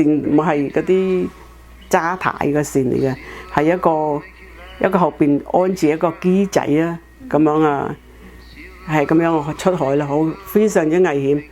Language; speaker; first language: Cantonese; early bilingual, heritage; Cantonese